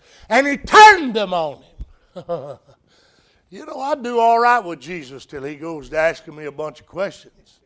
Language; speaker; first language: English; native; English